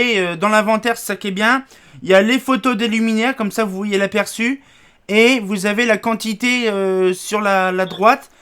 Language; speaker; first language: French; native; French